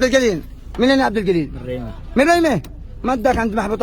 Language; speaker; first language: Arabic; native; Arabic